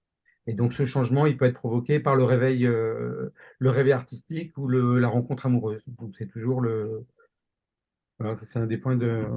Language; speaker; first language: French; native; French